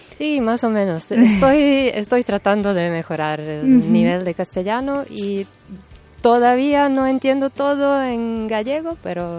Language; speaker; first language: Spanish; non-native, fluent; Serbian